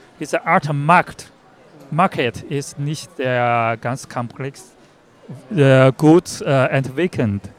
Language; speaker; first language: German; non-native, learner; Chinese